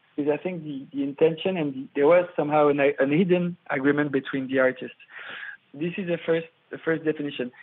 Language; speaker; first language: English; non-native, fluent; French